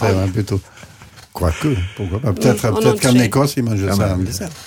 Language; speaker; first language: French; native; French